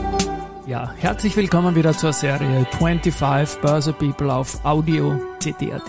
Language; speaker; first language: German; native; German